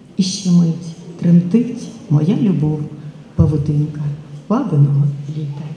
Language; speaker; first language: Ukrainian; native; Ukrainian